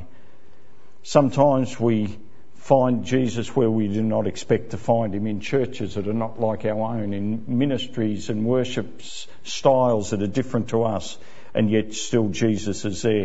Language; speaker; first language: English; native; English